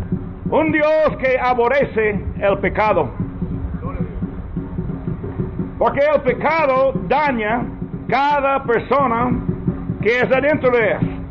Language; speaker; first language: Spanish; non-native, learner; English